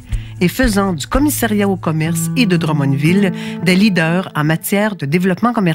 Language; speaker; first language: French; native; French